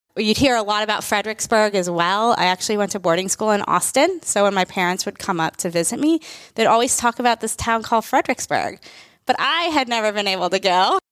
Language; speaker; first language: English; early bilingual, other home language; Telugu